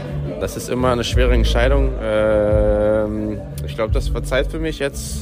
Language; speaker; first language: German; non-native, fluent; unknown